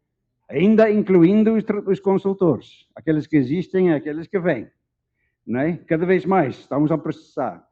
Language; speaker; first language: Portuguese; non-native, fluent; Dutch